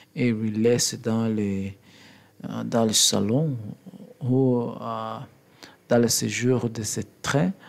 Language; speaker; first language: French; non-native, learner; English